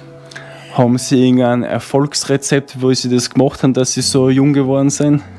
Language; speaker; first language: German; native; German